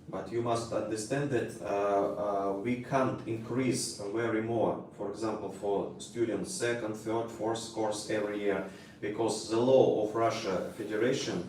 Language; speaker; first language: English; non-native, learner; Russian